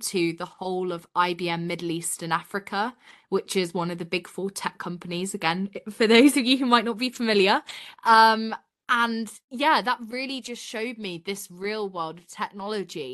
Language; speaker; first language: English; native; English